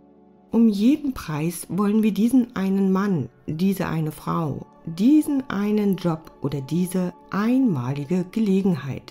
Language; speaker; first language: German; native; German